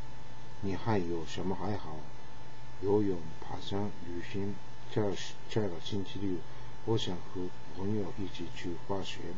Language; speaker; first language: Chinese; non-native, learner; Japanese